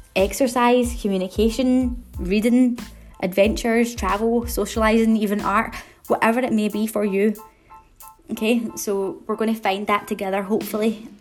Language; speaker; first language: English; native; English